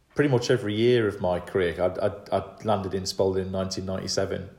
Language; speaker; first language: English; native; English